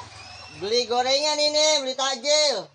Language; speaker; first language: Indonesian; native; Indonesian